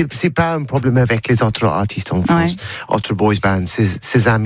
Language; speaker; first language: French; non-native, learner; English